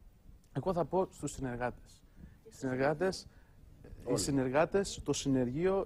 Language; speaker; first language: Greek; native; Greek